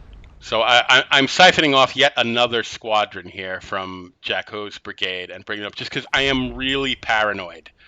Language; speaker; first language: English; native; English